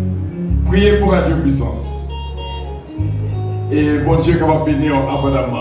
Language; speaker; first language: French; non-native, local second language; Haitian Creole